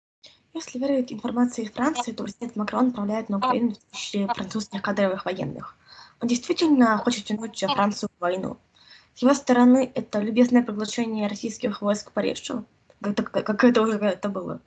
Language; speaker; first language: Russian; native; Russian